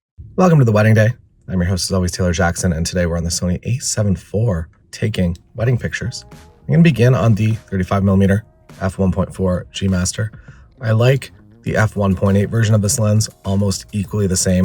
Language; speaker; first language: English; native; English